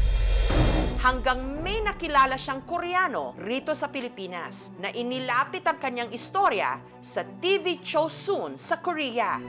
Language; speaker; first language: Filipino; native; Filipino